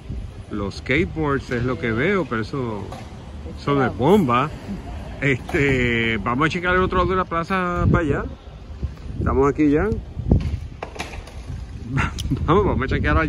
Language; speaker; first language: Spanish; native; Spanish